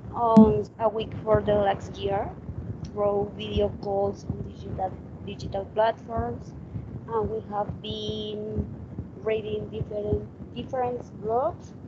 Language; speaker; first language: English; non-native, learner; Spanish